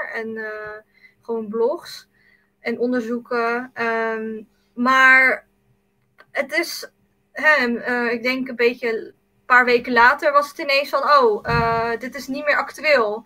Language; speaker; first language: Dutch; early bilingual, other home language; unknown